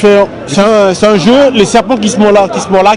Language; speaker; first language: French; non-native, local second language; Haitian Creole